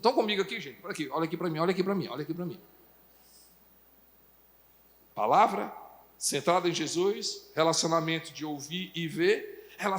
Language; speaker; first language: Portuguese; native; Portuguese